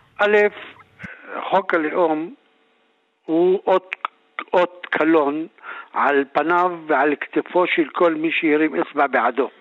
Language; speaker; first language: Hebrew; non-native, local second language; Arabic